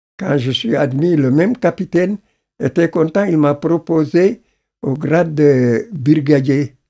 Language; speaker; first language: French; non-native, local second language; Wolof